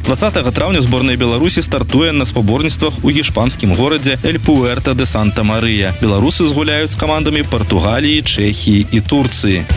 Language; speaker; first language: Belarusian; native; Belarusian